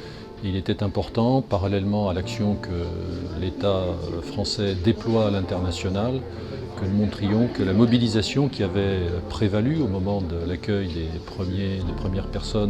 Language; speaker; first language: French; native; French